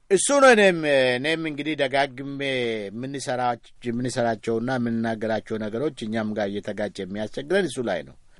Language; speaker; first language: Amharic; non-native, local second language; Oromo